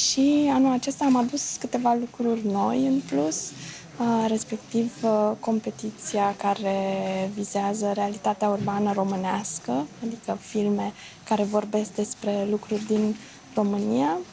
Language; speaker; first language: Romanian; native; Romanian